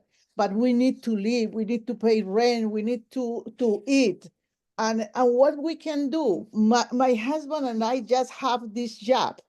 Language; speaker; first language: English; non-native, local second language; Spanish